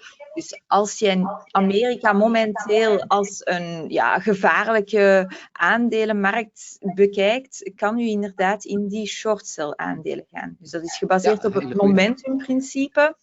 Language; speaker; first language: Dutch; native; Dutch